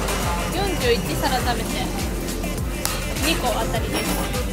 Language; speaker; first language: Japanese; native; Japanese